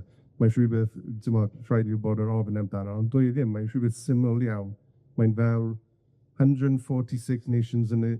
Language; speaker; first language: Welsh; non-native, fluent; English